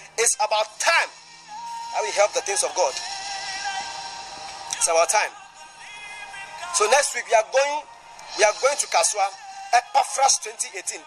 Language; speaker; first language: English; non-native, local second language; Akan